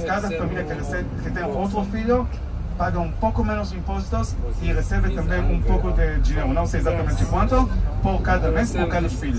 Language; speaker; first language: Portuguese; non-native, fluent; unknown